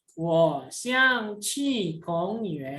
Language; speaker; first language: Chinese; non-native, fluent; Indonesian